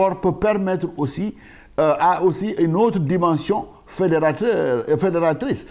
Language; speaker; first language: French; non-native, local second language; Wolof